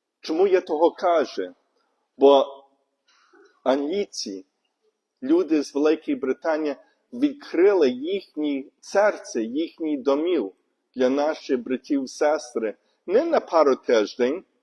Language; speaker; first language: Ukrainian; non-native, learner; English